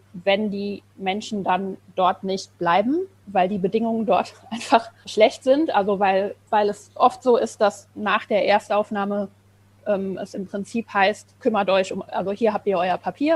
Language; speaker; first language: German; native; German